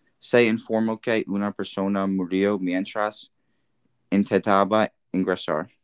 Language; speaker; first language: Spanish; non-native, learner; English